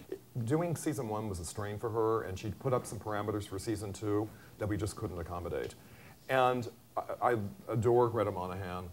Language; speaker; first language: English; native; English